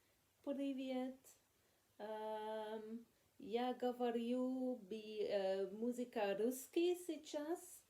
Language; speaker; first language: Russian; non-native, learner; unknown